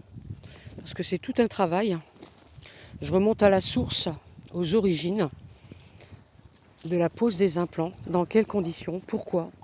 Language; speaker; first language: French; native; French